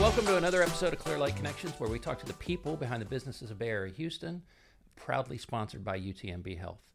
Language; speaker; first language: English; non-native, fluent; Dutch